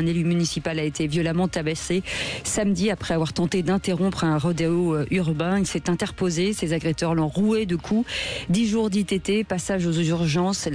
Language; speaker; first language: French; native; French